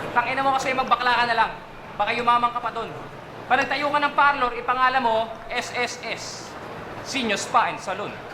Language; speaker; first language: Filipino; native; Filipino